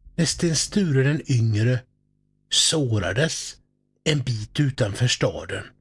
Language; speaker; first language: Swedish; native; Swedish